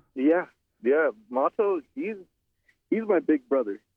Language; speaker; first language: English; native; English